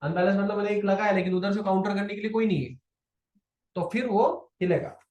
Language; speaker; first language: Hindi; non-native, local second language; Marathi